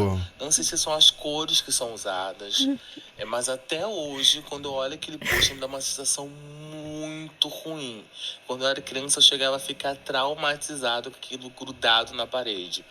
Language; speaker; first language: Portuguese; native; Portuguese